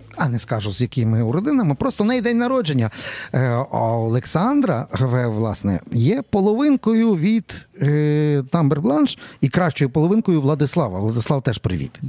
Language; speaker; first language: Ukrainian; native; Ukrainian